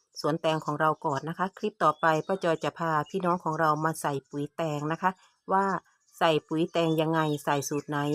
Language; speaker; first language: Thai; native; Thai